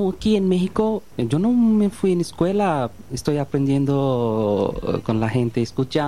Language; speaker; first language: Spanish; non-native, learner; Bangla